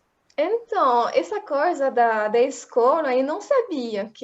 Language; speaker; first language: Portuguese; non-native, fluent; French